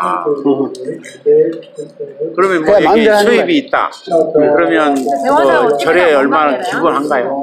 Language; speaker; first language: Korean; native; Korean